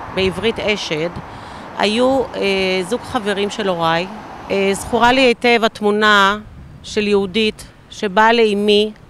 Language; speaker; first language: Hebrew; native; Hebrew